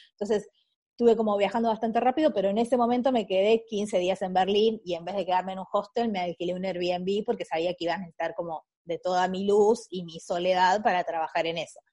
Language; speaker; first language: Spanish; native; Spanish